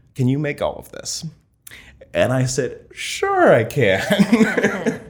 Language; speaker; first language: English; native; English